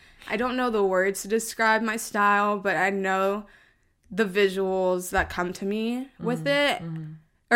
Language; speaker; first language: English; early bilingual, other home language; Spanish